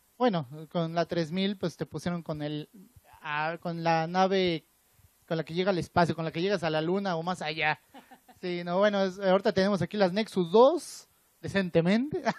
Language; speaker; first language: Spanish; native; Spanish